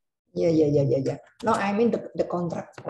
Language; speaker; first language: English; non-native, learner; Indonesian